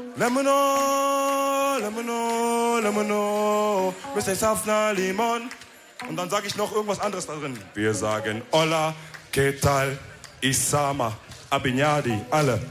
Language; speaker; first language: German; early bilingual, other home language; Wolof